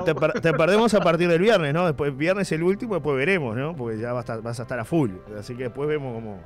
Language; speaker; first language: Spanish; native; Spanish